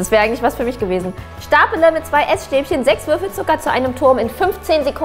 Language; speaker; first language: German; native; German